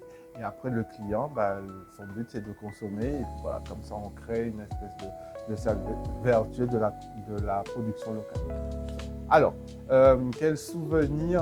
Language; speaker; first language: French; native; French